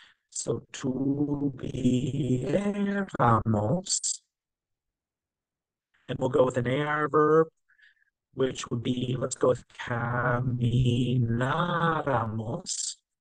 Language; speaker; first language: English; native; English